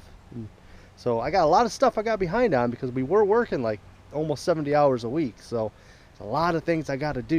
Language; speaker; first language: English; native; English